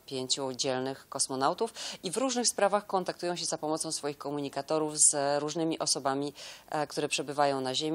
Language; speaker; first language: Polish; native; Polish